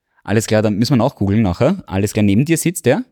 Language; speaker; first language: German; native; German